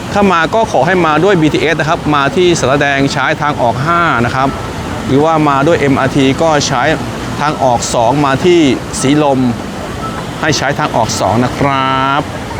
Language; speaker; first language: Thai; native; Thai